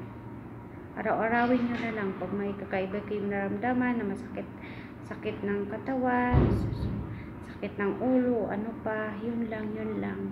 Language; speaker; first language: Filipino; non-native, local second language; Cebuano